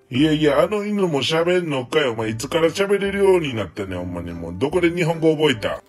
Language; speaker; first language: Japanese; native; Japanese